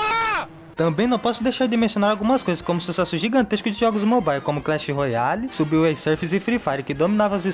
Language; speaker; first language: Portuguese; native; Portuguese